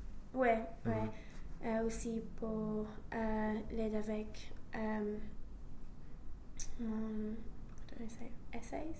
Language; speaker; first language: French; non-native, learner; English